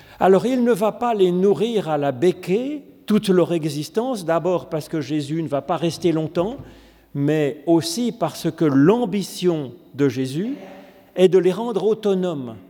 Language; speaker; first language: French; native; French